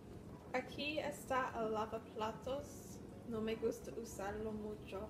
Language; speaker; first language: Spanish; non-native, learner; English